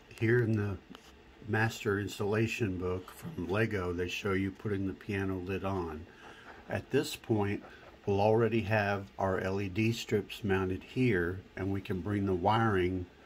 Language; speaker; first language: English; native; English